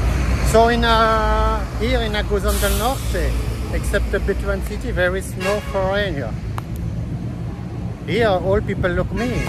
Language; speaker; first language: English; non-native, learner; Dutch